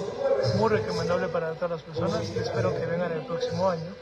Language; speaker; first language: Spanish; native; Spanish